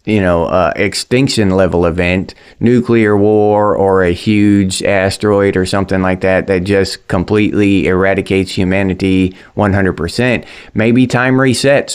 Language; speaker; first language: English; native; English